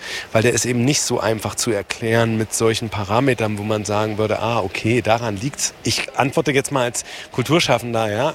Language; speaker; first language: German; native; German